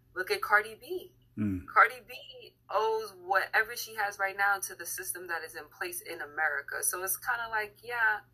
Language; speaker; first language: English; native; English